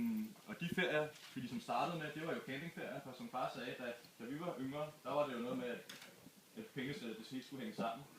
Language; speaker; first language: Danish; native; Danish